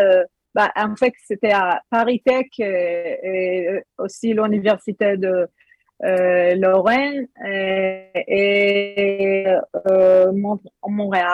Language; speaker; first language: French; non-native, learner; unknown